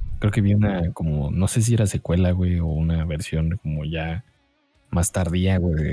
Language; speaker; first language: Spanish; native; Spanish